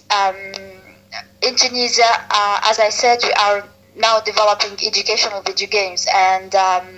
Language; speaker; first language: English; non-native, fluent; Arabic